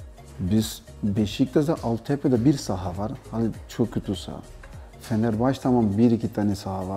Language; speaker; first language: Turkish; non-native, learner; Portuguese